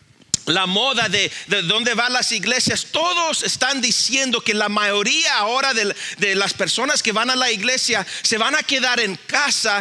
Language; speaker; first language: Spanish; early bilingual, heritage; Spanish